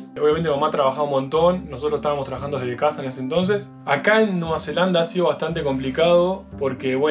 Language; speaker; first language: Spanish; native; Spanish